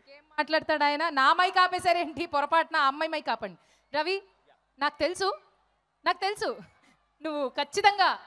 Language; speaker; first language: Telugu; native; Telugu